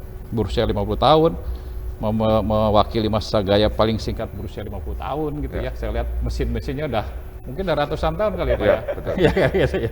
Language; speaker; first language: Indonesian; native; Indonesian